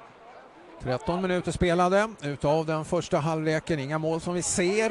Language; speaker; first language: Swedish; native; Swedish